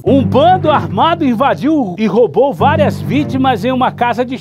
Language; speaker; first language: Portuguese; native; Portuguese